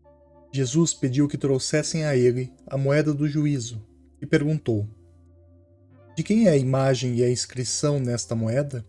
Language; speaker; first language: Portuguese; native; Portuguese